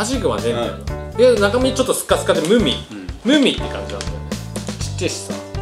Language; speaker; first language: Japanese; native; Japanese